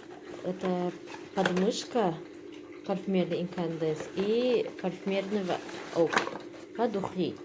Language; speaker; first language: Russian; non-native, learner; Tajik